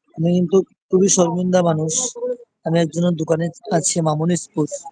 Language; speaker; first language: Bangla; non-native, local second language; Sylheti